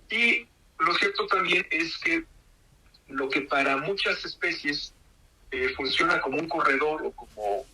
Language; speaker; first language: Spanish; native; Spanish